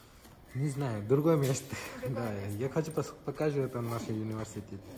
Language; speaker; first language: Russian; non-native, learner; Hindi